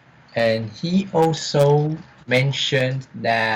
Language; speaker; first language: English; non-native, learner; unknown